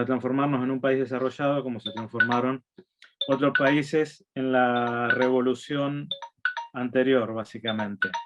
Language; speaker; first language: Spanish; native; Spanish